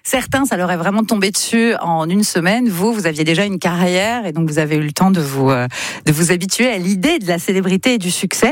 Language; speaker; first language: French; native; French